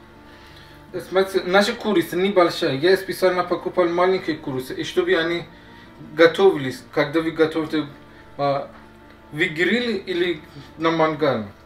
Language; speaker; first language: Russian; non-native, learner; Persian